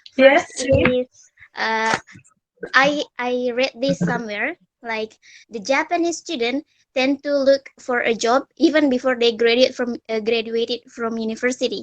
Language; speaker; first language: English; non-native, fluent; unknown